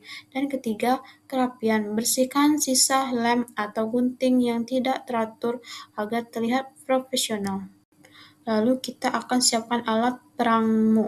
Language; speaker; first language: Indonesian; native; Indonesian